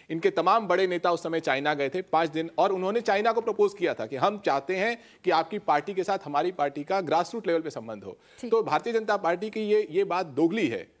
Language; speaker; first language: Hindi; native; Hindi